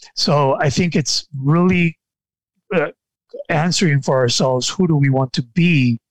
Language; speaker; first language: English; non-native, fluent; Spanish